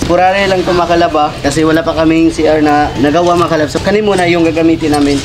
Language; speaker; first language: Filipino; non-native, local second language; Cebuano